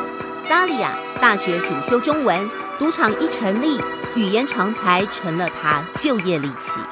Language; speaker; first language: Chinese; native; Chinese